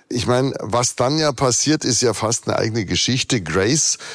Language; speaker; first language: German; native; German